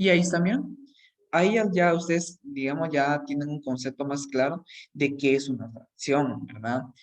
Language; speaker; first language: Spanish; native; Spanish